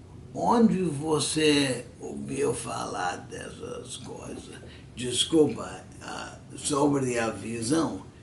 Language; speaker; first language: Portuguese; non-native, fluent; English